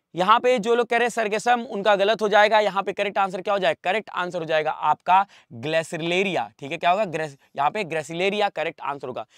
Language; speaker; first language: Hindi; native; Hindi